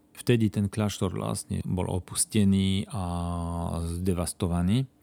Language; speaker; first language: Slovak; non-native, fluent; French